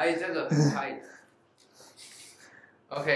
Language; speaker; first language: Chinese; non-native, learner; Thai